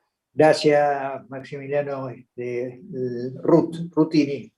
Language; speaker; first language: Spanish; native; Spanish